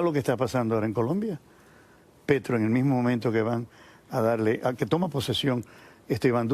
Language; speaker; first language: Spanish; native; Spanish